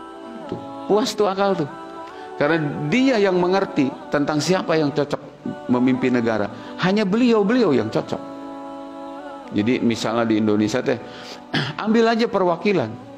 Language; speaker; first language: Indonesian; non-native, local second language; Sundanese